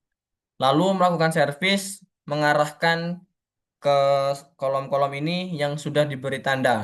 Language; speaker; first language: Indonesian; native; Indonesian